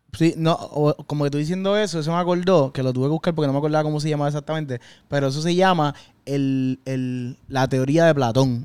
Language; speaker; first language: Spanish; native; Spanish